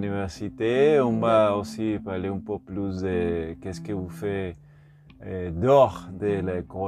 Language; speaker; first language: French; non-native, learner; Spanish